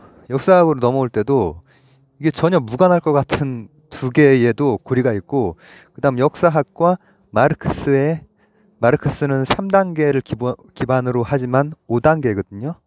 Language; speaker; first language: Korean; native; Korean